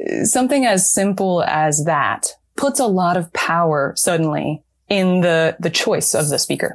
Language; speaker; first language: English; native; English